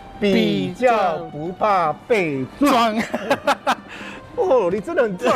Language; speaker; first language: Chinese; native; Chinese